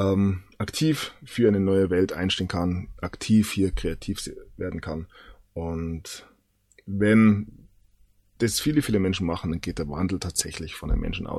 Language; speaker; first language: German; native; German